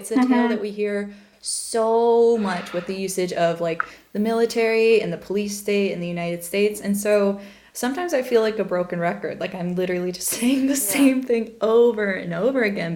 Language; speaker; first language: English; native; English